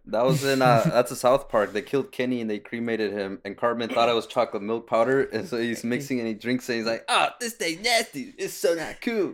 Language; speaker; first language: English; early bilingual, other home language; Spanish